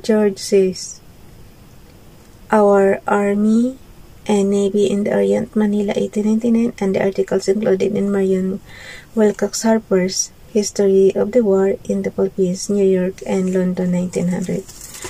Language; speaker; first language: English; non-native, local second language; Filipino